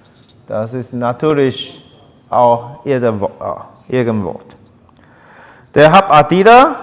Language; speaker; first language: German; non-native, learner; Chinese